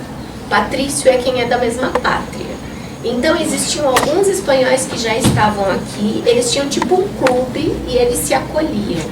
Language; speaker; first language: Portuguese; early bilingual, other home language; Spanish